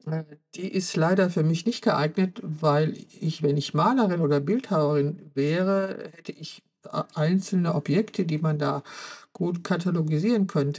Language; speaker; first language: German; native; German